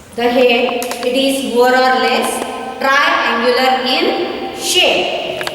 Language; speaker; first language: English; non-native, local second language; Marathi